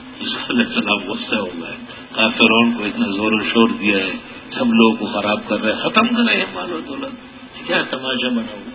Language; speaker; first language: Urdu; non-native, local second language; Pashto